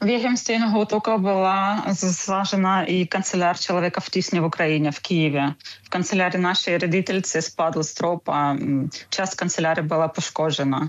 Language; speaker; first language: Czech; non-native, learner; Ukrainian